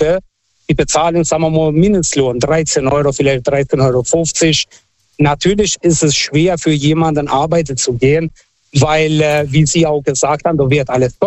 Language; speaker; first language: German; non-native, fluent; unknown